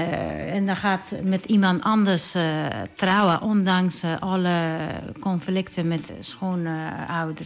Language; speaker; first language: Dutch; non-native, learner; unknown